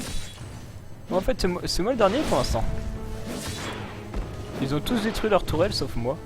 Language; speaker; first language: French; native; French